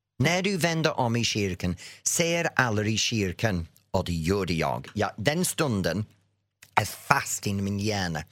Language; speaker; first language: Swedish; non-native, fluent; English